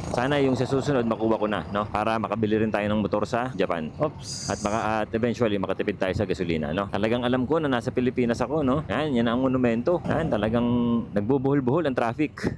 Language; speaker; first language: Filipino; native; Filipino